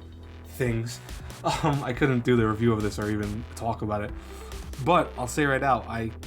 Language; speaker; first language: English; native; English